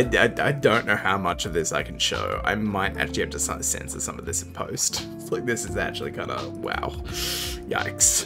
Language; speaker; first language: English; native; English